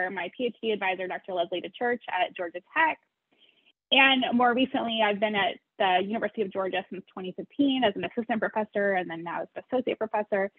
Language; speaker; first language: English; native; English